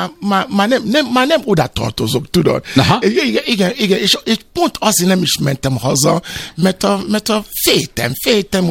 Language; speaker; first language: Hungarian; non-native, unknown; Yoruba